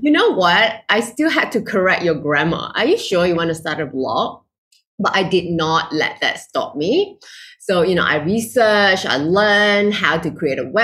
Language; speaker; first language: English; non-native, local second language; Chinese